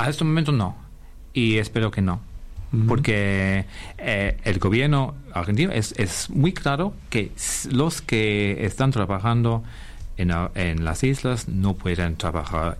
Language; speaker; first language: Spanish; non-native, fluent; English